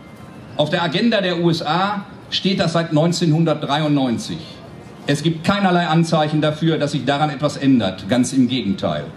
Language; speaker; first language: German; native; German